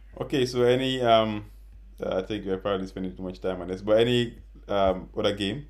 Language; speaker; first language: English; non-native, local second language; Wolof